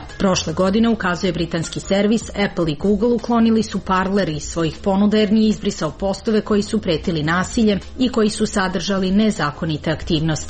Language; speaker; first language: Serbian; native; Serbian